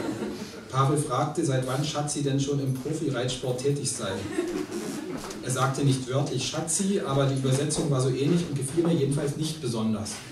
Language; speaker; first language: German; native; German